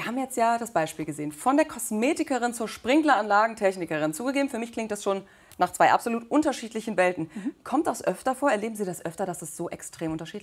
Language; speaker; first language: German; native; German